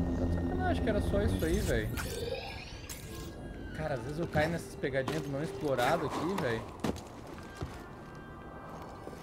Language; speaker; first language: Portuguese; native; Portuguese